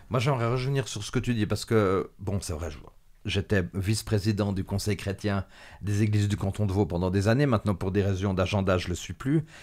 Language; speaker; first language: French; native; French